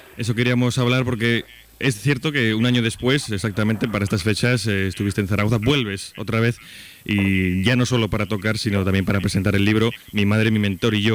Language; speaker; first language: Spanish; native; Spanish